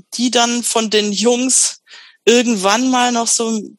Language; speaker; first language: German; native; German